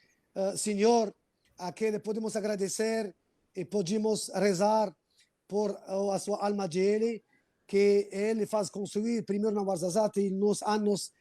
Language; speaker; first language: Portuguese; non-native, fluent; Arabic